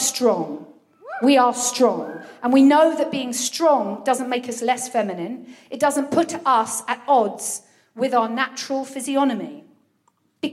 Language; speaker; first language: English; native; English